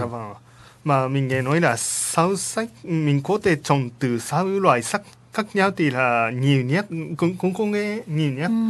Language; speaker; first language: Vietnamese; non-native, learner; Japanese